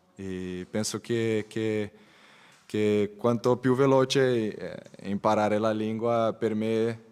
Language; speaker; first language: Italian; non-native, learner; Portuguese